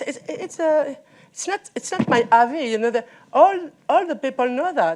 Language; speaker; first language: English; non-native, learner; French